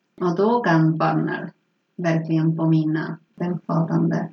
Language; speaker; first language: Swedish; non-native, fluent; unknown